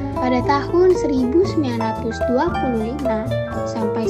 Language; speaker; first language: Indonesian; native; Indonesian